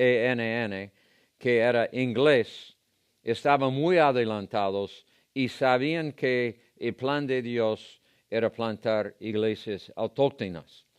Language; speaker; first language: Spanish; non-native, fluent; English